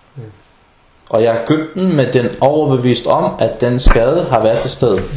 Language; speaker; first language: Danish; non-native, fluent; Arabic